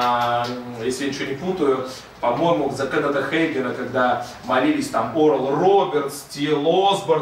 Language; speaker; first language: Russian; native; Russian